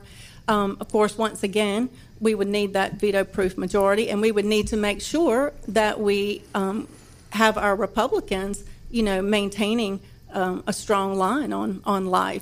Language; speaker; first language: English; native; English